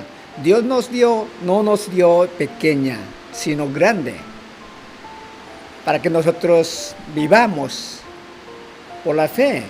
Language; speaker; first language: Spanish; non-native, fluent; Korean